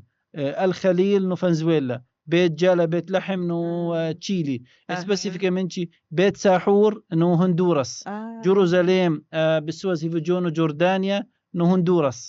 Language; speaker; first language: Portuguese; non-native, learner; Arabic